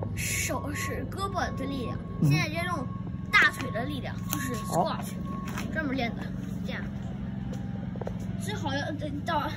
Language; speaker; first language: Chinese; early bilingual, heritage; Chinese